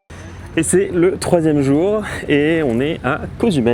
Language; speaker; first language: French; native; French